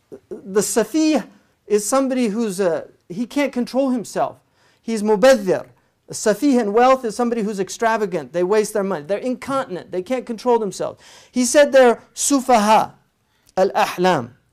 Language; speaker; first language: English; native; English